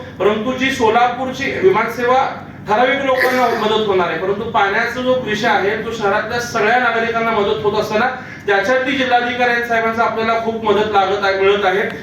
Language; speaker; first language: Marathi; native; Marathi